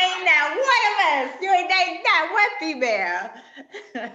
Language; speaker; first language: English; native; English